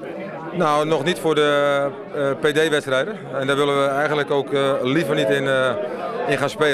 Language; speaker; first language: Dutch; native; Dutch